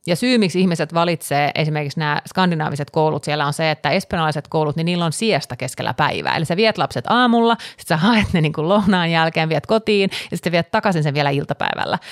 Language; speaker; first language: Finnish; native; Finnish